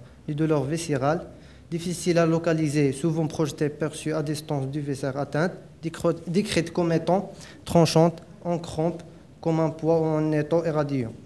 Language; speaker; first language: French; non-native, local second language; Arabic